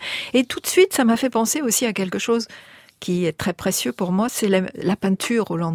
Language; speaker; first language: French; native; French